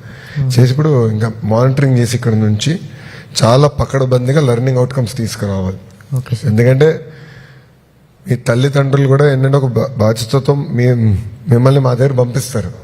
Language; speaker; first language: Telugu; native; Telugu